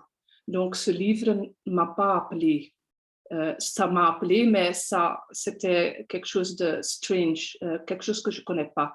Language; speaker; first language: French; non-native, local second language; Dutch